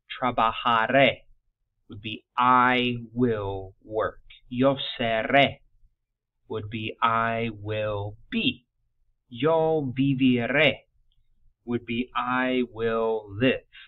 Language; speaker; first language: English; native; English